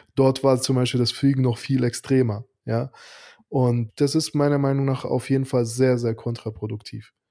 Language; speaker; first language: German; early bilingual, other home language; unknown